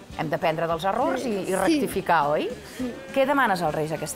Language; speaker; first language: Catalan; native; Catalan